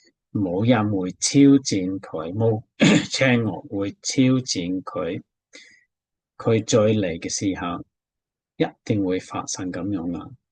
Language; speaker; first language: Cantonese; non-native, fluent; English